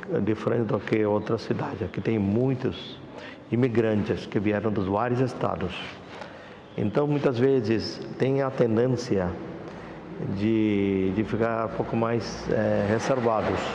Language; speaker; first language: Portuguese; non-native, fluent; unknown